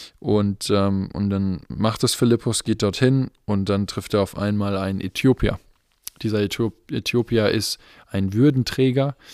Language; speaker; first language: German; native; German